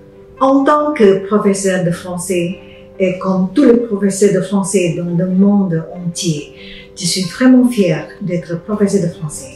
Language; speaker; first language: French; non-native, fluent; Indonesian